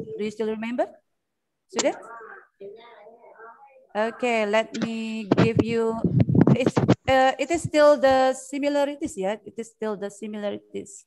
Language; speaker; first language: English; non-native, fluent; Indonesian